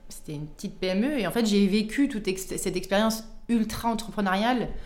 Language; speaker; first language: French; native; French